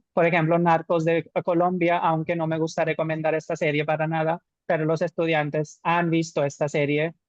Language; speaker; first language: Spanish; non-native, fluent; Hindi